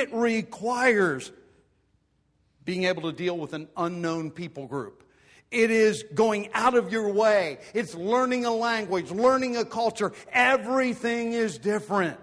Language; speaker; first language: English; native; English